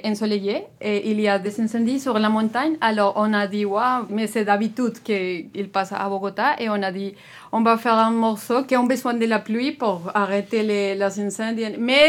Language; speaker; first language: French; non-native, learner; Spanish